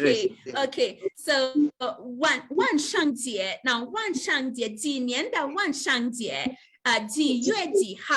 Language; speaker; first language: Chinese; non-native, fluent; English